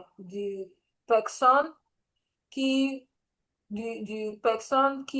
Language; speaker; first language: French; non-native, learner; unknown